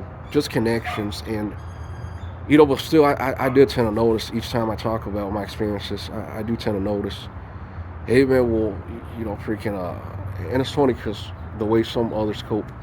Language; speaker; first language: English; native; English